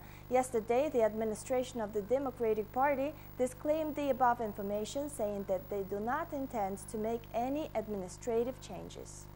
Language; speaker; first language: English; non-native, fluent; Mongolian